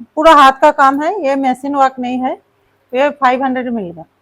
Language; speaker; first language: Hindi; non-native, local second language; Bangla